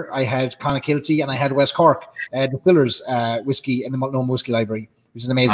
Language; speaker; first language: English; native; English